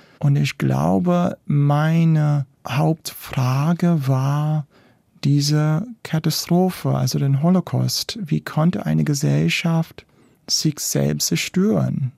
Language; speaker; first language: German; non-native, fluent; English